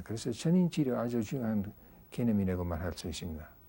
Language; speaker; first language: Korean; non-native, fluent; English